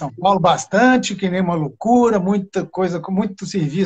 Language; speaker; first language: Portuguese; native; Portuguese